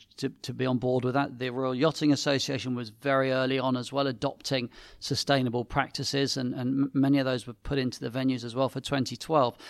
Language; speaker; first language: English; native; English